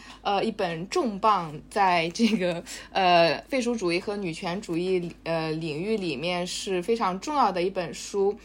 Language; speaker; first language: Chinese; native; Chinese